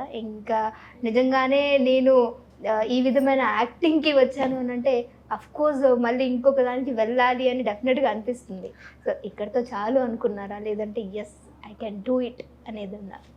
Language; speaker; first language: Telugu; native; Telugu